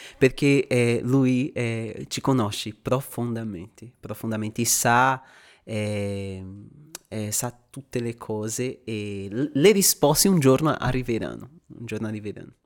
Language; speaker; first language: Italian; non-native, fluent; Portuguese